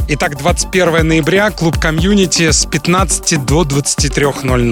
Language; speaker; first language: Russian; native; Russian